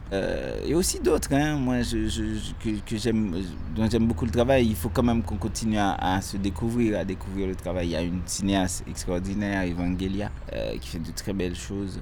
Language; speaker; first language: French; non-native, local second language; Haitian Creole